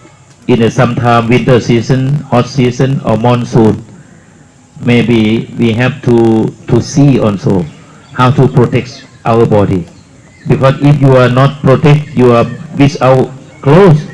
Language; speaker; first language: English; non-native, learner; Thai